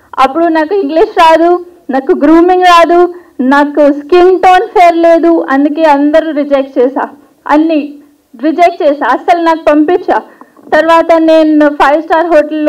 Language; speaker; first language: Telugu; non-native, learner; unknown